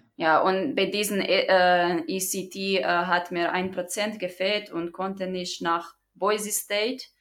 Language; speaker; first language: German; non-native, fluent; Croatian